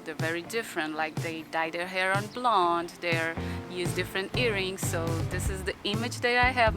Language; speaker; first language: English; non-native, fluent; Portuguese